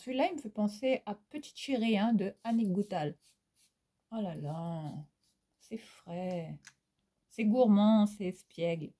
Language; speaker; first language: French; native; French